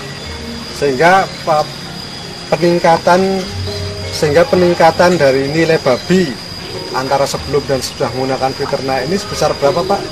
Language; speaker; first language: Indonesian; native; Indonesian